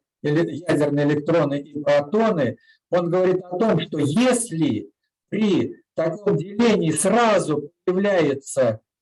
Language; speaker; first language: Russian; native; Russian